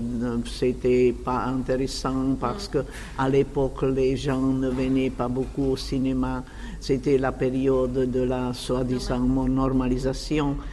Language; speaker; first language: French; non-native, fluent; Czech